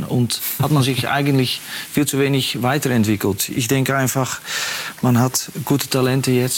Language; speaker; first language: German; non-native, fluent; Dutch